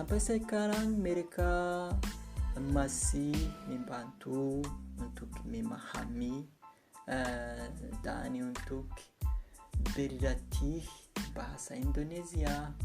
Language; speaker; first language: Indonesian; non-native, fluent; Kinyarwanda